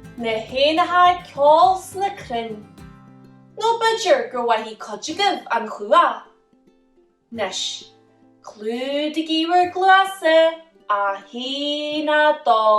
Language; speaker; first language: Irish; native; Irish